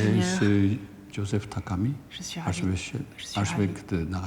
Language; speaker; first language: French; non-native, fluent; Japanese